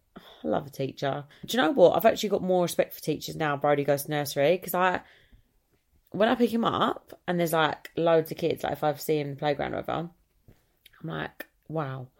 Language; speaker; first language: English; native; English